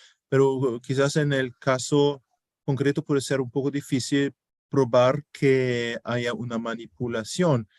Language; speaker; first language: Spanish; non-native, fluent; German